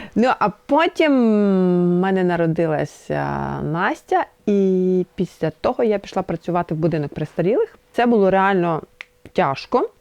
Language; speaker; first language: Ukrainian; native; Ukrainian